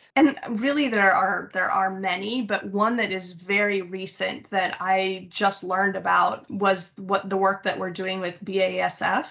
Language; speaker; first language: English; native; English